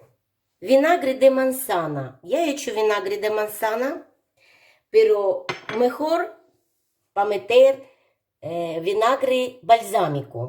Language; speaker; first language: Spanish; non-native, learner; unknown